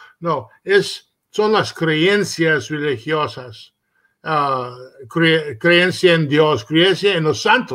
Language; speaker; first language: Spanish; early bilingual, heritage; Spanish